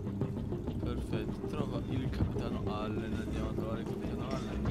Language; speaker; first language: Italian; native; Italian